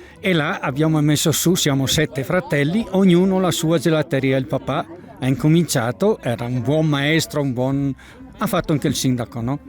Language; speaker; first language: Italian; native; Italian